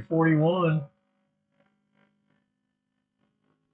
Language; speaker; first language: English; native; English